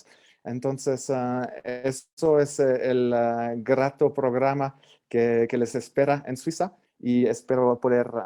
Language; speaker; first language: Spanish; non-native, fluent; French